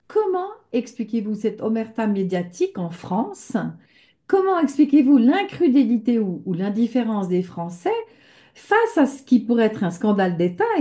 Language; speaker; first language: French; native; French